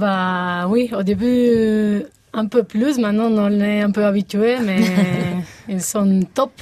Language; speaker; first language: French; non-native, fluent; Spanish